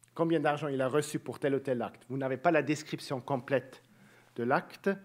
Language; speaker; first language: French; native; French